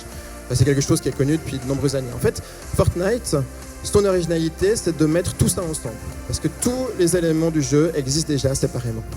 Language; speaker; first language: French; native; French